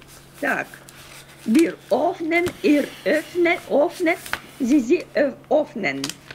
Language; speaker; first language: German; non-native, fluent; Russian